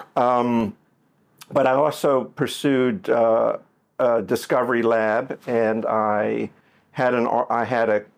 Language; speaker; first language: English; native; English